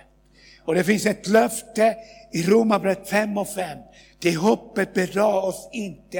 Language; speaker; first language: Swedish; non-native, fluent; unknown